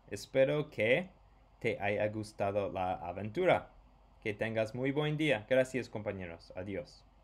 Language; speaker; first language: Spanish; non-native, fluent; English